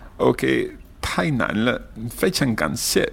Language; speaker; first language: Chinese; non-native, learner; English